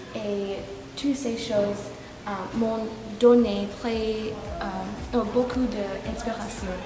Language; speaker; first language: French; non-native, learner; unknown